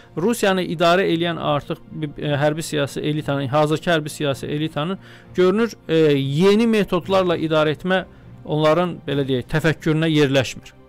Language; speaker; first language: Azerbaijani; native; Azerbaijani